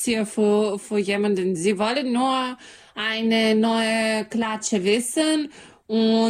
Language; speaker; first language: German; non-native, learner; Serbian